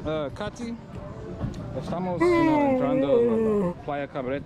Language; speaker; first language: Spanish; non-native, learner; English